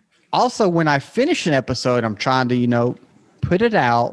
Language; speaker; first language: English; native; English